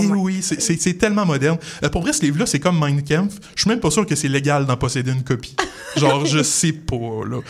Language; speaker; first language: French; native; French